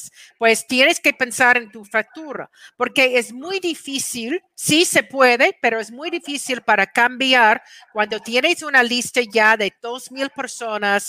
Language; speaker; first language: Spanish; non-native, fluent; English